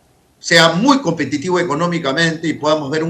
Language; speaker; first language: Spanish; native; Spanish